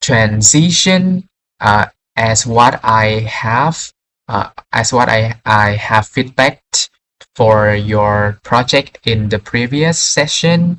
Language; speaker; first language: English; non-native, fluent; Vietnamese